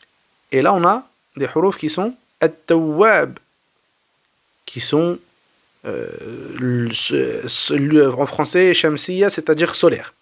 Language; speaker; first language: French; native; French